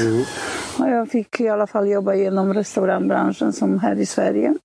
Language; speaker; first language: Swedish; non-native, fluent; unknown